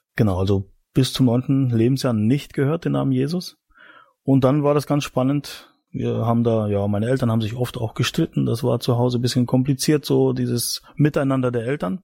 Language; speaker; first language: German; native; German